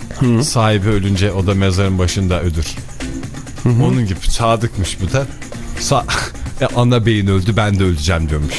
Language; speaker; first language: Turkish; native; Turkish